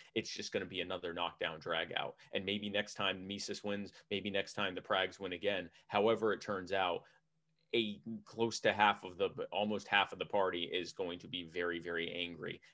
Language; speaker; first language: English; native; English